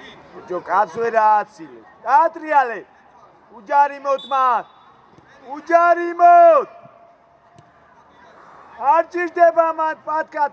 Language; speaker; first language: Georgian; native; Georgian